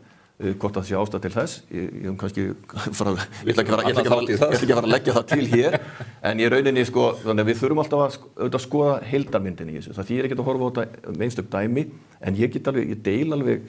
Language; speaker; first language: Icelandic; native; Icelandic